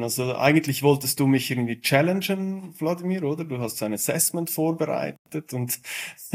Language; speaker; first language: German; native; German